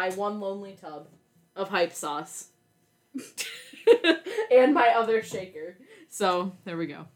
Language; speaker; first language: English; native; English